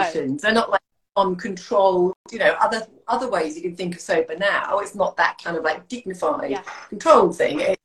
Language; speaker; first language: English; native; English